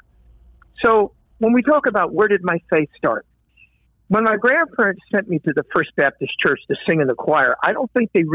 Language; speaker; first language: English; native; English